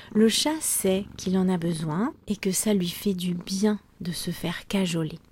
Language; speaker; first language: French; native; French